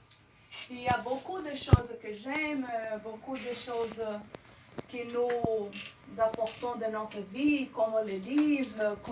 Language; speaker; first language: French; non-native, learner; Portuguese